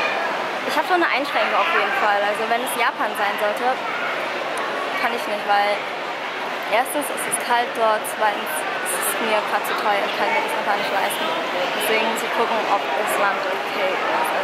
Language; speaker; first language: German; early bilingual, other home language; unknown